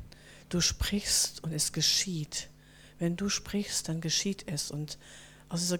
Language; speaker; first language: German; native; German